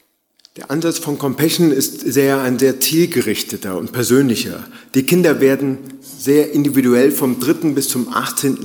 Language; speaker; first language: German; native; German